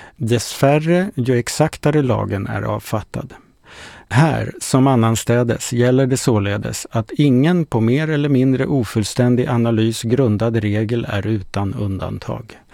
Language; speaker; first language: Swedish; native; Swedish